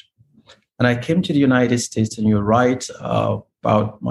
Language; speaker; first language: English; non-native, local second language; Igbo